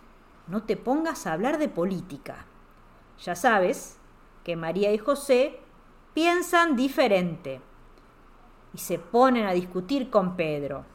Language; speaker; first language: Spanish; native; Spanish